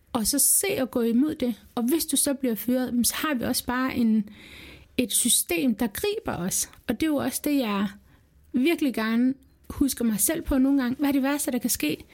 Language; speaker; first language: Danish; early bilingual, other home language; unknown